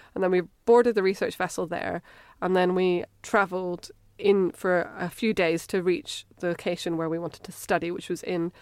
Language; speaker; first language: English; native; English